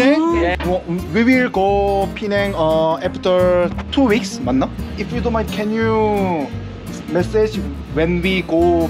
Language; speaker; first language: English; non-native, learner; Korean